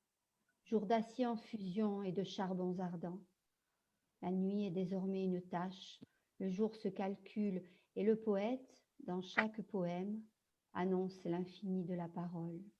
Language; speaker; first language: French; native; French